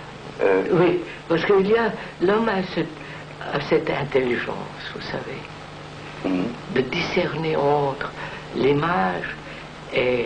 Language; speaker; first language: French; non-native, fluent; Telugu